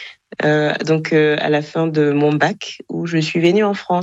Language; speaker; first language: French; non-native, local second language; Kinyarwanda